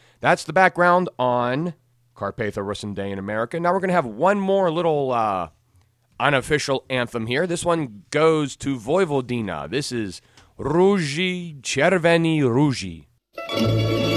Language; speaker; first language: English; native; English